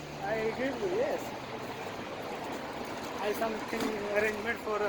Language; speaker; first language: English; non-native, learner; Hindi